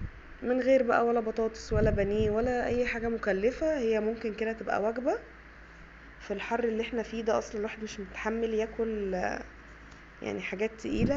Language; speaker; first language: Arabic; native; Arabic